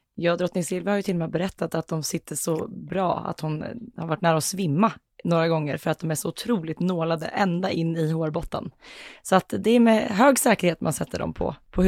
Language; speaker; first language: Swedish; native; Swedish